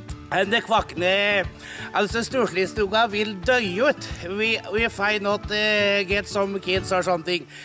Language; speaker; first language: English; non-native, learner; Norwegian